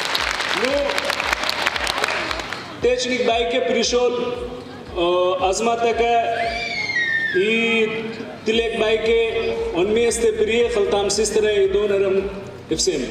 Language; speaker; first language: Russian; non-native, learner; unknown